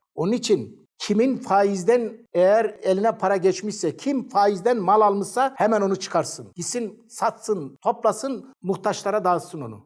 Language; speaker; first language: Turkish; native; Turkish